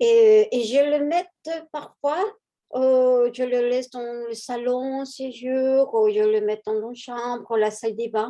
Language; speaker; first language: French; non-native, fluent; Spanish